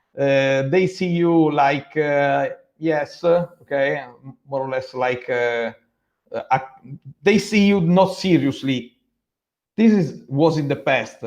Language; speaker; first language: English; non-native, fluent; Italian